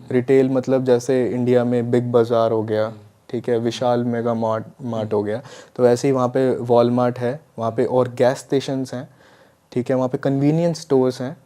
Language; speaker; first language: Hindi; native; Hindi